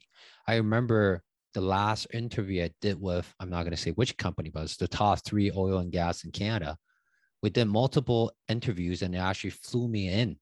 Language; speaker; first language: English; non-native, fluent; Chinese